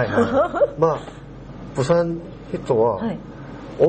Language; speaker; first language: Japanese; non-native, learner; Korean